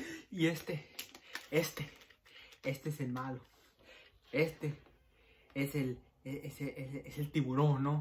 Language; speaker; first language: Spanish; early bilingual, heritage; Spanish